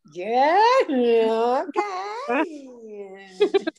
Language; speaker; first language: English; non-native, learner; Spanish